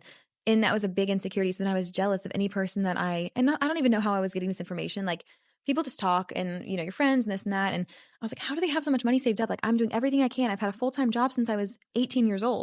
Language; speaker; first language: English; native; English